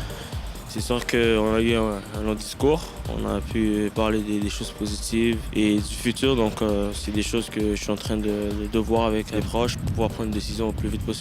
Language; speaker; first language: French; native; French